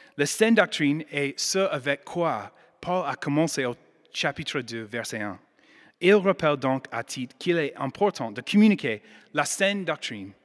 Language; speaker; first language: French; non-native, fluent; English